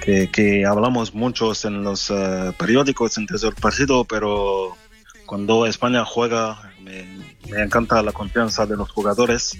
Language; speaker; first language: Spanish; non-native, fluent; French